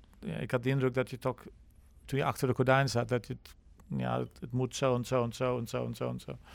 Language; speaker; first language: Dutch; non-native, fluent; English